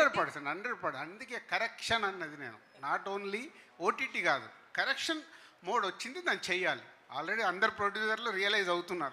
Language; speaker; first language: Telugu; native; Telugu